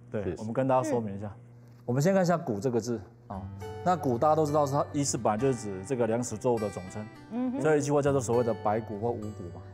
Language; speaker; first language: Chinese; native; Chinese